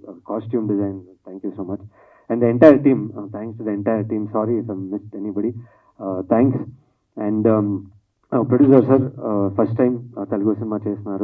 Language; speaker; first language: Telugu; non-native, learner; Kannada